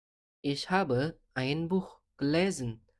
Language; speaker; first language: German; non-native, fluent; Indonesian